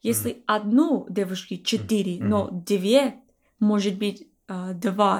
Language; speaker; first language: Russian; non-native, learner; English